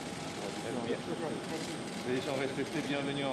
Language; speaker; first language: French; non-native, fluent; Russian